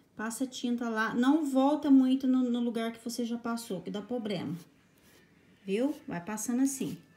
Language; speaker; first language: Portuguese; native; Portuguese